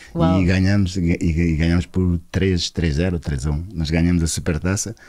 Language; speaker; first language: Portuguese; non-native, local second language; Kabuverdianu